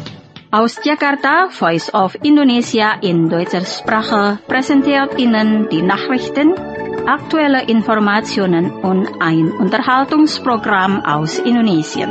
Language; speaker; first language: German; non-native, fluent; Indonesian